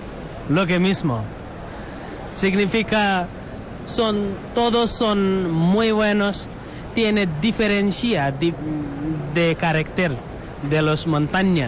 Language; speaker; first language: Spanish; non-native, learner; Nepali